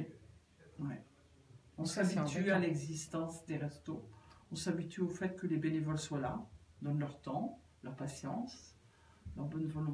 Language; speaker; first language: French; native; French